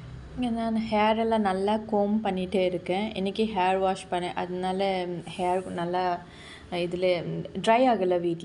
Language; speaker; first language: Tamil; non-native, fluent; Assamese